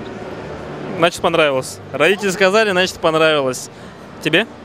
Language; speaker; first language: Russian; native; Russian